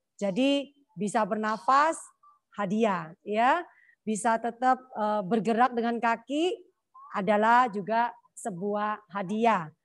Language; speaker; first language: Indonesian; native; Indonesian